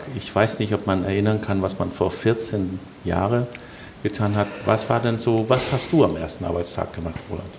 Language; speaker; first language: German; non-native, fluent; Danish